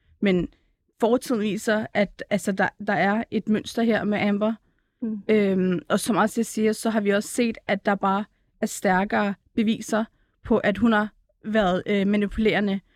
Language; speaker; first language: Danish; early bilingual, other home language; Turkish